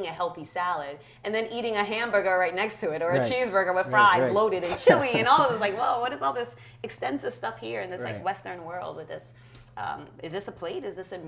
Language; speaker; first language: English; early bilingual, other home language; Russian